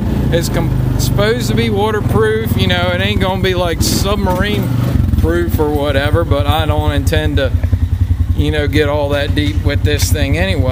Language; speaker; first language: English; native; English